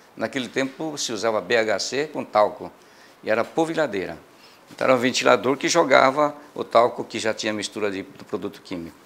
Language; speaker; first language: Portuguese; early bilingual, other home language; Japanese